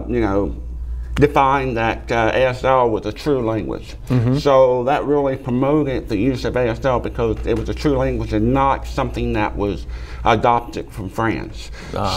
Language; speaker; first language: English; native; English